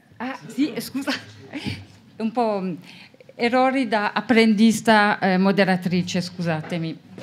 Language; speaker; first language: Italian; non-native, local second language; French